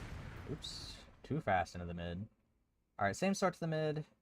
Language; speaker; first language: English; native; English